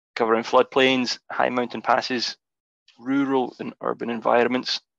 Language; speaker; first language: English; native; English